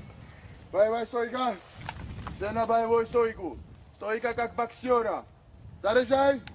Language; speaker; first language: Russian; non-native, learner; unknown